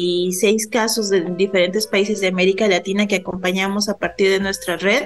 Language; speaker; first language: Spanish; native; Spanish